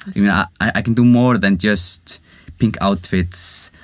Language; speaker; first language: English; non-native, fluent; Icelandic